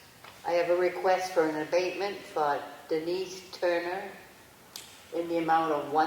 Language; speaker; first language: English; native; English